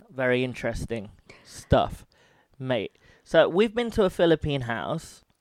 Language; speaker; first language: English; native; English